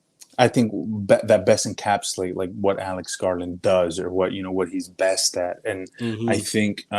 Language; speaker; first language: English; native; English